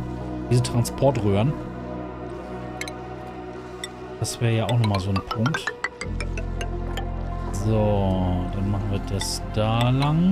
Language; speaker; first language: German; native; German